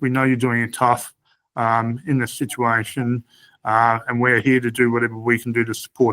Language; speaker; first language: English; native; English